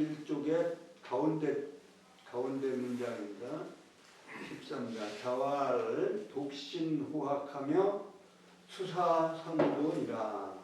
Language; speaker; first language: Korean; native; Korean